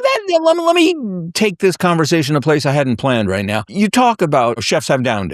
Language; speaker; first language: English; native; English